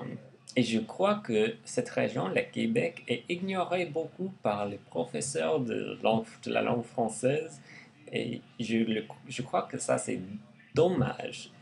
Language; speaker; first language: French; non-native, learner; English